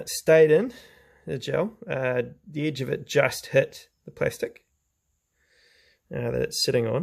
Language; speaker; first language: English; native; English